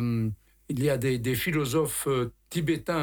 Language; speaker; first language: French; native; French